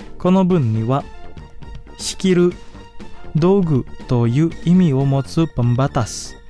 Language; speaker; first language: Japanese; non-native, fluent; Indonesian